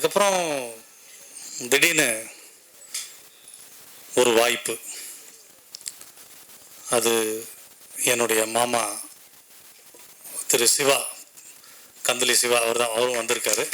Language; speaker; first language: Tamil; native; Tamil